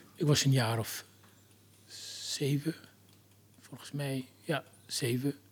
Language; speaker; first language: Dutch; non-native, fluent; Arabic